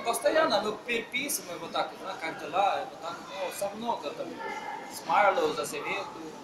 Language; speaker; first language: Russian; non-native, learner; Portuguese